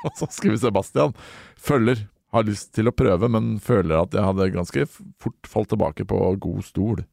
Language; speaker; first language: Norwegian; native; Norwegian